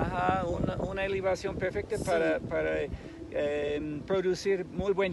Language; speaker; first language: Spanish; non-native, fluent; English